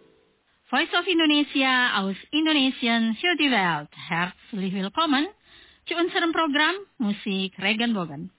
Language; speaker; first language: German; non-native, fluent; Indonesian